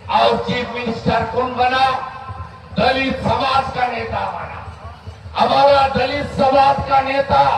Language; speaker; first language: Hindi; non-native, local second language; Bangla